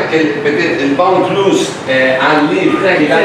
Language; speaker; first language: French; non-native, learner; Spanish